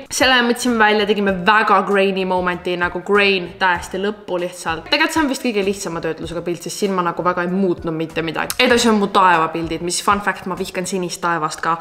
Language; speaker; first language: Estonian; native; Estonian